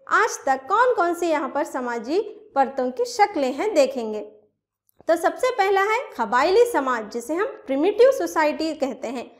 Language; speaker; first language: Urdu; native; Urdu